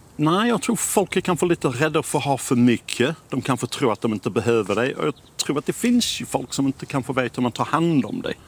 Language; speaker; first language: Swedish; non-native, fluent; English